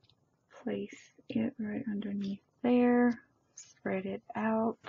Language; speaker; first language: English; native; English